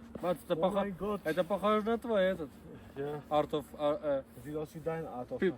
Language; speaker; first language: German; early bilingual, other home language; Russian